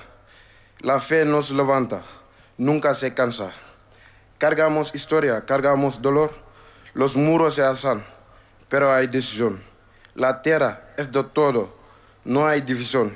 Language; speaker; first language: Spanish; non-native, learner; Wolof